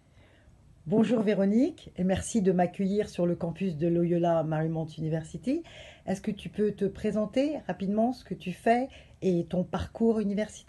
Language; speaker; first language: French; native; French